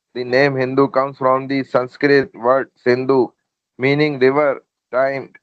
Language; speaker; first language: English; non-native, local second language; Urdu